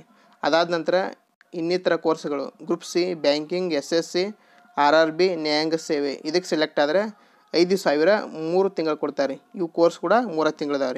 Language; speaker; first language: Kannada; native; Kannada